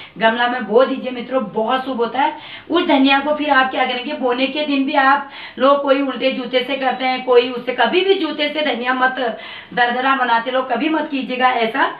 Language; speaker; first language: Hindi; native; Hindi